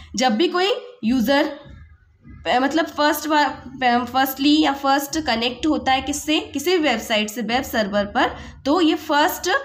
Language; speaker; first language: Hindi; native; Hindi